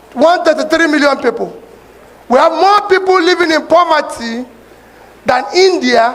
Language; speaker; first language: English; non-native, local second language; Igbo